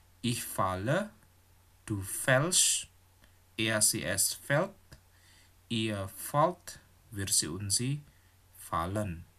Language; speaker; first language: German; non-native, fluent; Indonesian